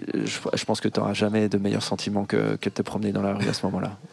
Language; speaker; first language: French; native; French